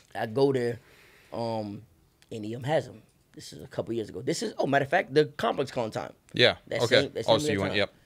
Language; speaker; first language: English; native; English